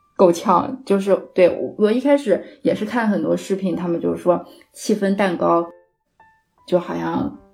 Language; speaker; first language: Chinese; native; Chinese